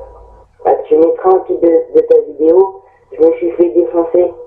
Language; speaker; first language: French; native; French